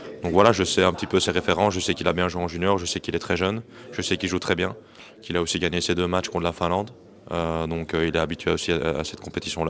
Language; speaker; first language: French; native; French